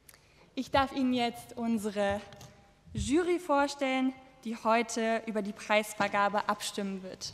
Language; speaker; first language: German; native; German